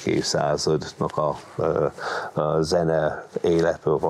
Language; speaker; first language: Hungarian; non-native, fluent; English